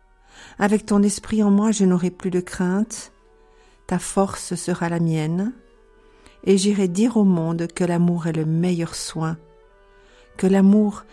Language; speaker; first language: French; native; French